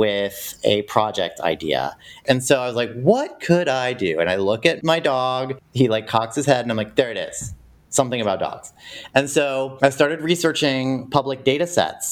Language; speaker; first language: English; native; English